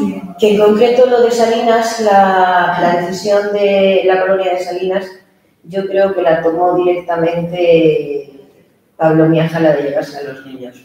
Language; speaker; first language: Spanish; native; Spanish